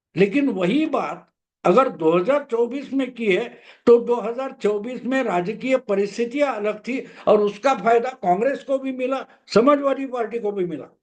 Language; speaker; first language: Hindi; non-native, local second language; Marathi